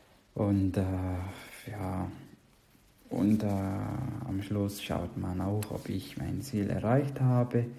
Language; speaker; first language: German; non-native, learner; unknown